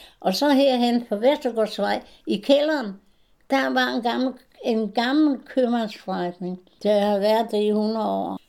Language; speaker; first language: Danish; native; Danish